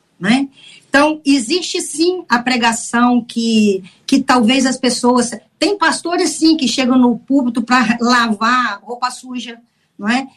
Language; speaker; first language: Portuguese; native; Portuguese